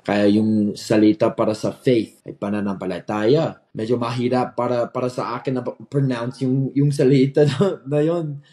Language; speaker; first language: Filipino; non-native, fluent; English